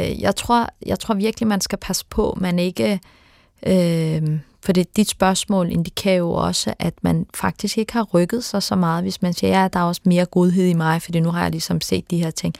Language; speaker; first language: Danish; early bilingual, other home language; Turkish